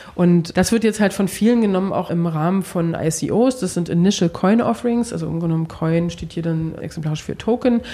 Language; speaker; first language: German; native; German